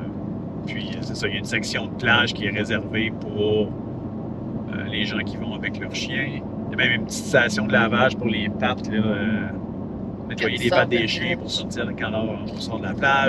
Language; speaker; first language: French; native; French